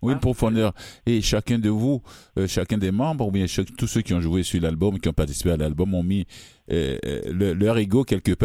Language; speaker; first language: French; native; French